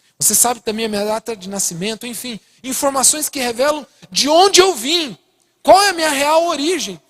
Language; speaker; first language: Portuguese; early bilingual, other home language; Spanish